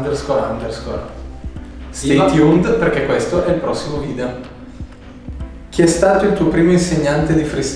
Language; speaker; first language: Italian; native; Italian